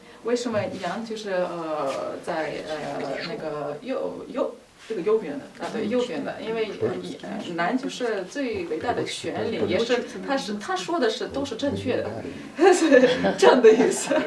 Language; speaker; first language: Chinese; non-native, fluent; Russian